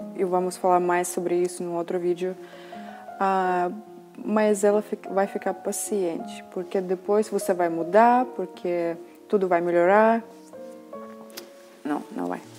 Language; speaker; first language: Portuguese; non-native, fluent; Russian